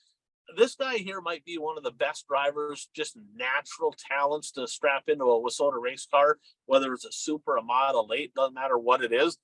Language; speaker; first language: English; native; English